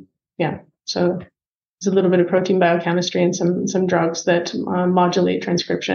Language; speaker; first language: English; native; English